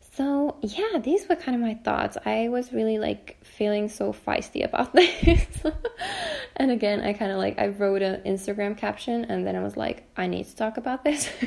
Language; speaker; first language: English; non-native, fluent; Finnish